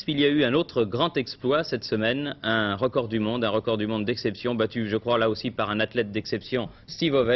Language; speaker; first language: French; native; French